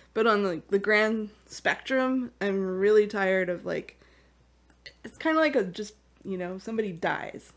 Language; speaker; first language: English; native; English